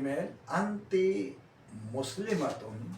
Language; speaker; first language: English; non-native, local second language; Hindi